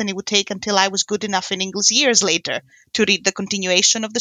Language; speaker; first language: English; non-native, fluent; Greek